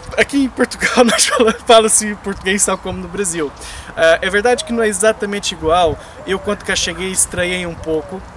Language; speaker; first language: Portuguese; native; Portuguese